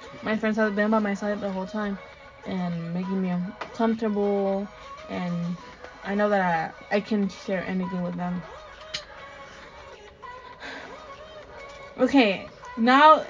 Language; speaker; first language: English; non-native, fluent; Spanish